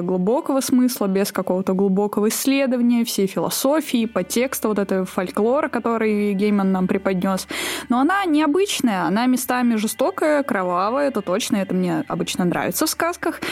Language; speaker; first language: Russian; native; Russian